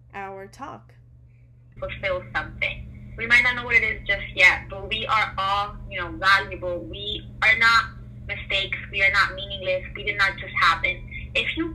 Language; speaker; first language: English; native; English